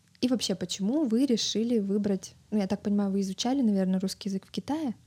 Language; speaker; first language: Russian; native; Russian